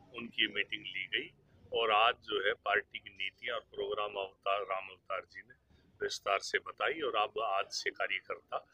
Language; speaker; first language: Hindi; native; Hindi